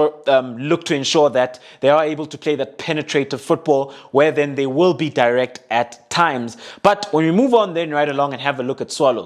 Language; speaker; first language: English; non-native, local second language; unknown